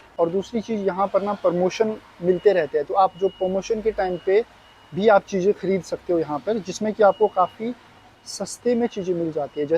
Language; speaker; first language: Hindi; native; Hindi